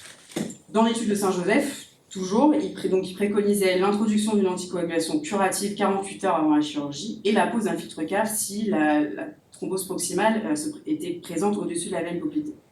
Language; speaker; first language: French; native; French